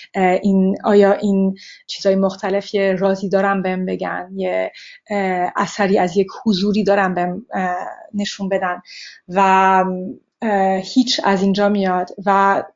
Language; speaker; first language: Persian; early bilingual, heritage; Persian